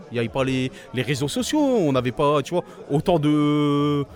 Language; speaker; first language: French; native; French